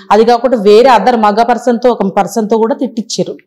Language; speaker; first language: Telugu; native; Telugu